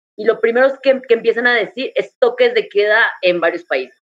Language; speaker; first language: Spanish; native; Spanish